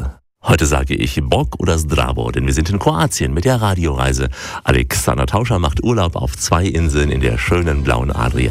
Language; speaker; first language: German; native; German